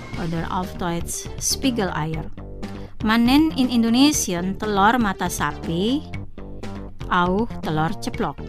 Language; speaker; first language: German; non-native, fluent; Indonesian